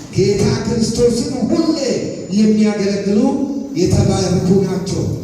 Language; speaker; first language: Amharic; non-native, local second language; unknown